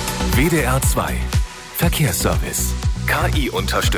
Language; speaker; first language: German; native; German